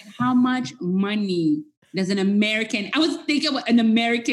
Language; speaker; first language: English; non-native, fluent; French